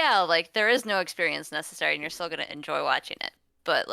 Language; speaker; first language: English; native; English